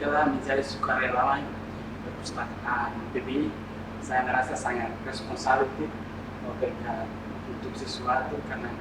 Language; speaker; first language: Indonesian; non-native, fluent; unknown